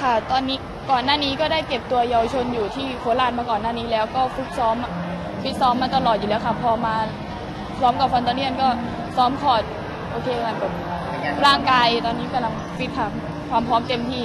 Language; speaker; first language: Thai; native; Thai